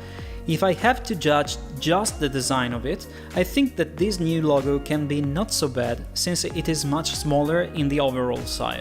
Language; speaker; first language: English; non-native, fluent; Italian